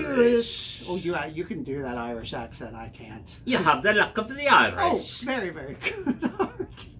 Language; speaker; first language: English; native; English